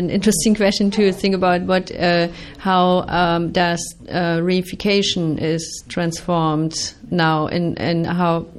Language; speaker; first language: English; non-native, fluent; German